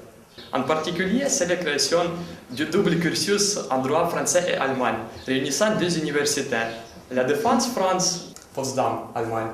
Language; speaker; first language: French; non-native, fluent; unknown